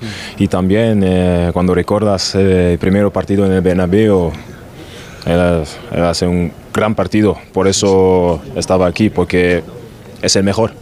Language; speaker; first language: Spanish; non-native, learner; German